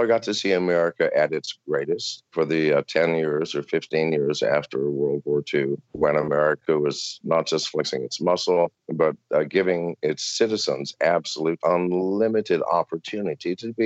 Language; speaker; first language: English; native; English